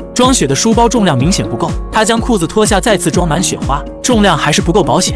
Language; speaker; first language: Chinese; native; Chinese